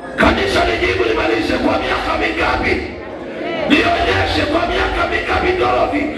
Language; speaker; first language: Swahili; non-native, local second language; Kamba